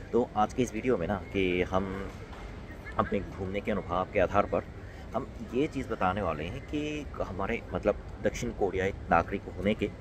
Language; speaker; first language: Hindi; non-native, fluent; Korean